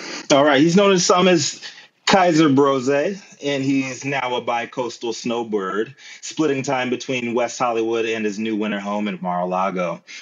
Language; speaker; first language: English; native; English